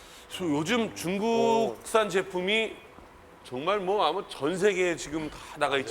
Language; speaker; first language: Korean; native; Korean